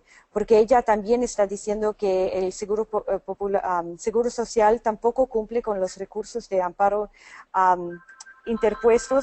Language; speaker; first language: Spanish; non-native, fluent; English